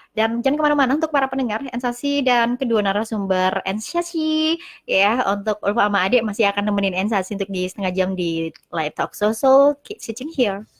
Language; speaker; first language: Indonesian; native; Indonesian